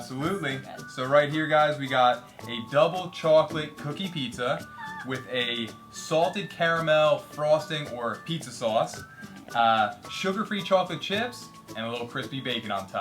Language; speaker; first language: English; native; English